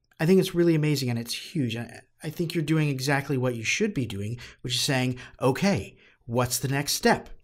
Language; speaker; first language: English; native; English